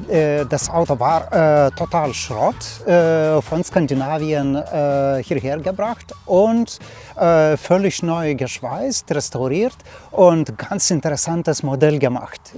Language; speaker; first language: German; non-native, learner; Lithuanian